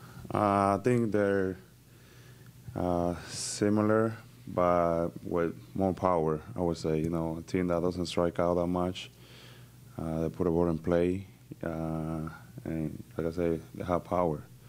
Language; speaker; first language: English; non-native, fluent; Spanish